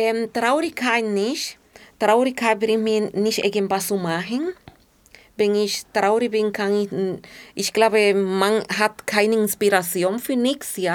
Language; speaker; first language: German; non-native, fluent; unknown